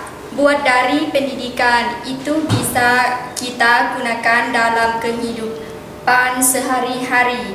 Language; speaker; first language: Indonesian; non-native, learner; Lao